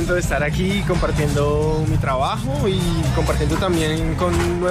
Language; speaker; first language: Spanish; native; Spanish